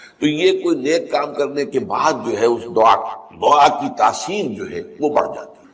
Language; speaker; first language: Urdu; native; Urdu